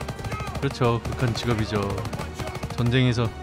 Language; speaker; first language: Korean; native; Korean